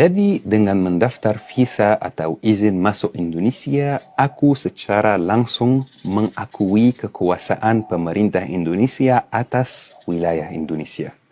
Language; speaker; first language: Indonesian; non-native, fluent; Arabic